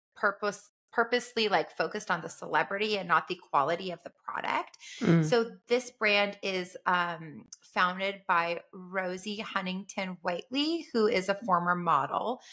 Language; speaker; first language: English; native; English